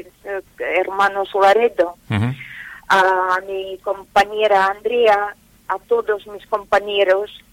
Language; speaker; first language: Spanish; non-native, fluent; Ukrainian